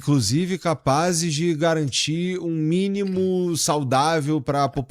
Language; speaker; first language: Portuguese; native; Portuguese